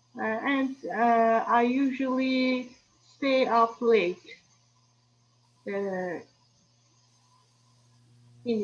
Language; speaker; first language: English; non-native, learner; Turkish